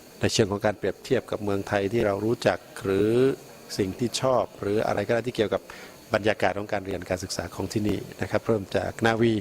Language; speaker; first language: Thai; native; Thai